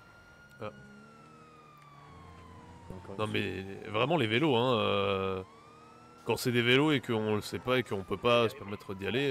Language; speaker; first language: French; native; French